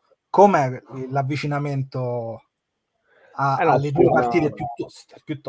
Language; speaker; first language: Italian; native; Italian